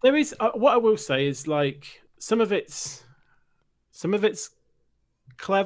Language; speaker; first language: English; native; English